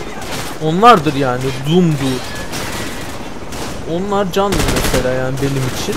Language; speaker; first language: Turkish; native; Turkish